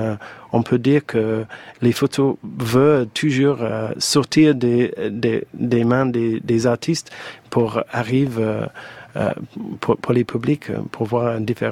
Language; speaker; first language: French; non-native, fluent; English